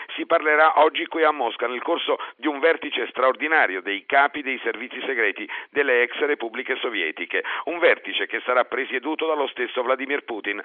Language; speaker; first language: Italian; native; Italian